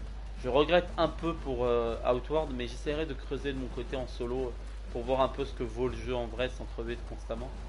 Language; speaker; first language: French; native; French